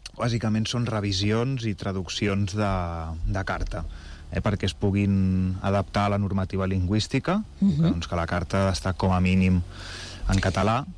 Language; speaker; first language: Catalan; native; Catalan